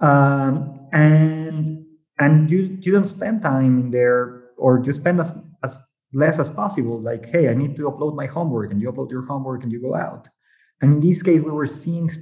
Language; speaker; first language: English; non-native, fluent; Spanish